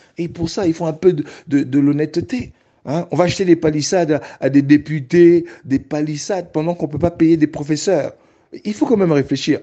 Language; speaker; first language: French; non-native, local second language; Luba-Lulua